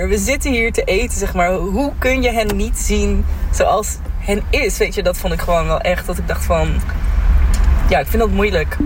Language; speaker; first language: Dutch; native; Dutch